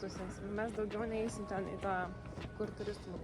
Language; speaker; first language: Lithuanian; non-native, local second language; Russian